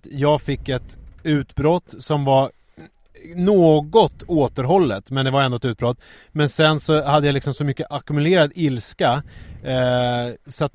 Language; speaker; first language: Swedish; native; Swedish